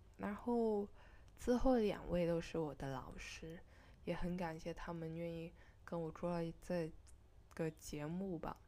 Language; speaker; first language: Chinese; non-native, local second language; Cantonese